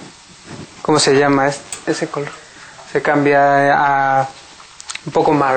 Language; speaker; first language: Spanish; non-native, learner; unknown